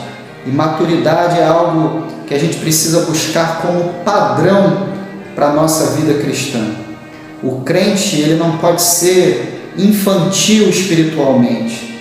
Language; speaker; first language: Portuguese; native; Portuguese